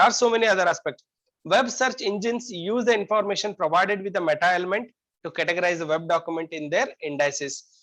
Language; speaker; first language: English; non-native, local second language; Kannada